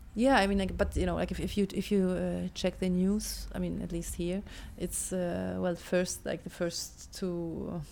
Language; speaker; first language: English; non-native, fluent; German